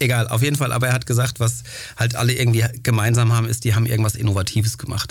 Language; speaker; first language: German; early bilingual, other home language; Greek